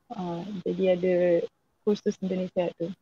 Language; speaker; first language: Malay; non-native, fluent; French